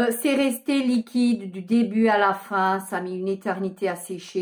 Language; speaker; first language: French; native; French